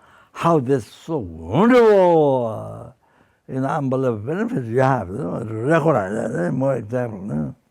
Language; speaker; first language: English; non-native, fluent; Sherpa